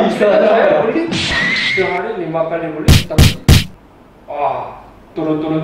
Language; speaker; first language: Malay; non-native, fluent; Korean